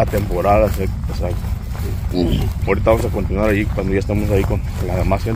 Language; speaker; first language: Spanish; native; Spanish